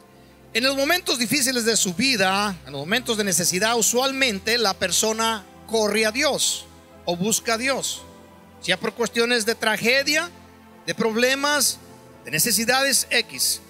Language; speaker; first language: Spanish; native; Spanish